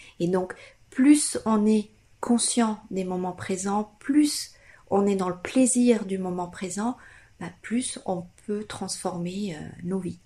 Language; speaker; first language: French; non-native, fluent; Italian